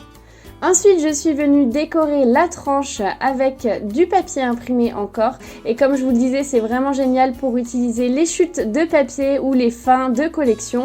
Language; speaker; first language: French; native; French